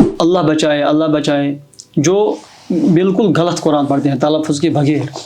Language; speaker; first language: Urdu; non-native, local second language; Kashmiri